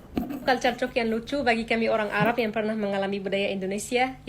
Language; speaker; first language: Indonesian; non-native, fluent; Arabic